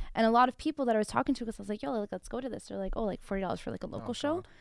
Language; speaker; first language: English; early bilingual, other home language; Tigrinya